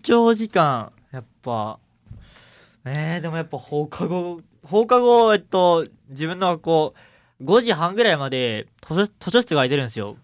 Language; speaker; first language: Japanese; native; Japanese